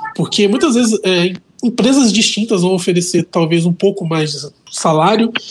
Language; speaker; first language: Portuguese; native; Portuguese